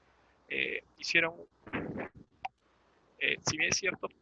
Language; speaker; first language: Spanish; native; Spanish